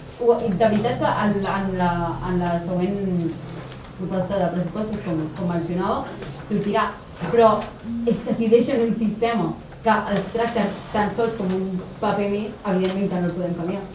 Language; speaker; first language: Catalan; native; Catalan